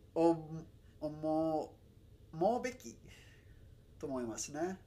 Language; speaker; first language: Japanese; non-native, learner; Spanish